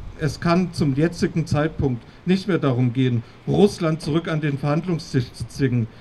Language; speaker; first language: German; native; German